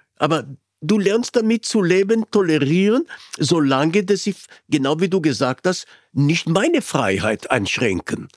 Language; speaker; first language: German; non-native, fluent; Hebrew